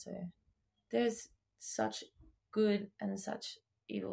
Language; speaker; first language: English; native; English